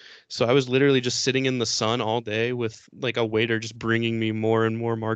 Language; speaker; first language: English; native; English